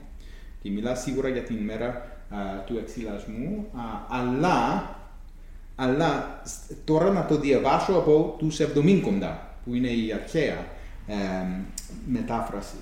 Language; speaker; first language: Greek; non-native, fluent; English